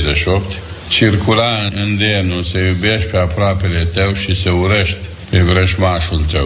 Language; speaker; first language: Romanian; native; Romanian